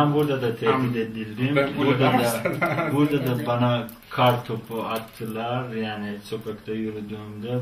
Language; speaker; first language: Turkish; non-native, fluent; Persian